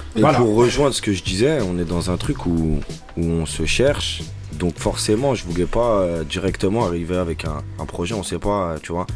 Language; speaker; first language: French; native; French